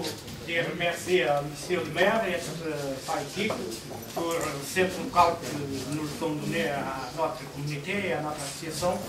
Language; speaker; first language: French; non-native, learner; Portuguese